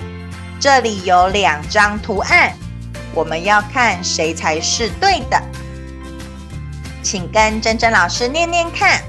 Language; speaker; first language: Chinese; native; Chinese